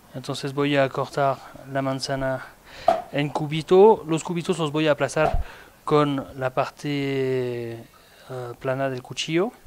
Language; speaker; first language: Spanish; non-native, fluent; French